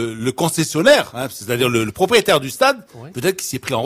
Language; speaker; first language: French; non-native, local second language; Arabic